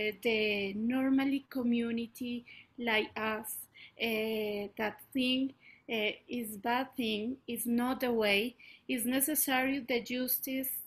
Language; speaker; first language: English; non-native, learner; Spanish